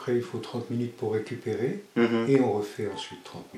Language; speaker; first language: French; early bilingual, other home language; Spanish